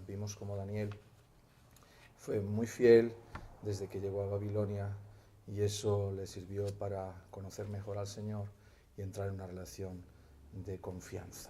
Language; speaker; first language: Spanish; native; Spanish